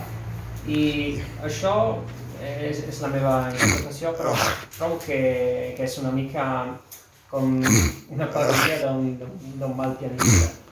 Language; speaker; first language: Catalan; non-native, fluent; Italian